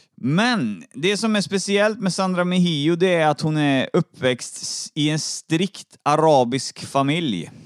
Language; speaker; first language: Swedish; native; Swedish